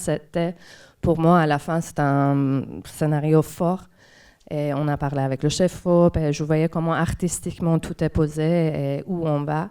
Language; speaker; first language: French; non-native, fluent; Persian